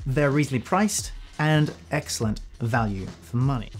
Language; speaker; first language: English; native; English